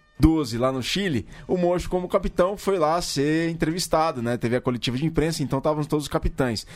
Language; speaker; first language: Portuguese; native; Portuguese